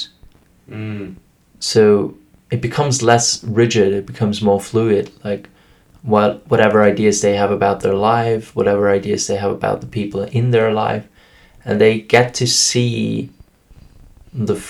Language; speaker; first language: English; non-native, fluent; German